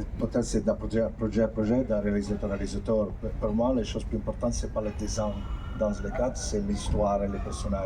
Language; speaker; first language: French; non-native, fluent; Italian